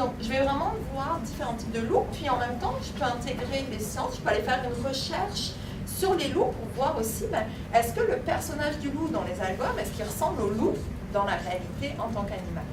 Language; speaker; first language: French; native; French